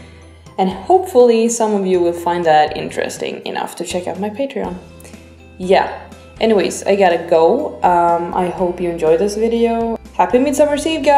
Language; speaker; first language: English; non-native, fluent; Swedish